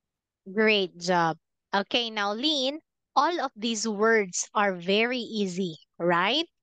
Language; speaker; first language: English; non-native, fluent; Filipino